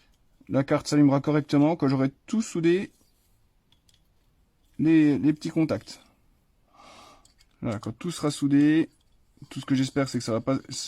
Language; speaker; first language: French; native; French